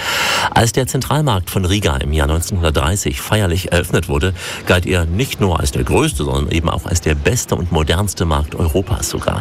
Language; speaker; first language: German; native; German